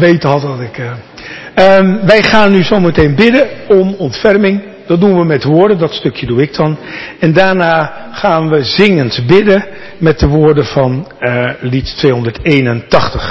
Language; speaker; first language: Dutch; native; Dutch